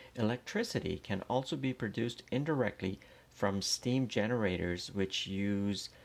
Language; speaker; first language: English; non-native, fluent; Persian